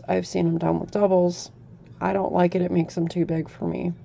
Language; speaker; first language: English; native; English